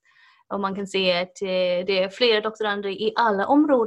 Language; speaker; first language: Swedish; non-native, fluent; English